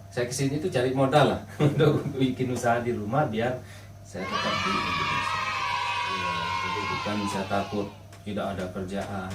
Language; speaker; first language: Indonesian; non-native, local second language; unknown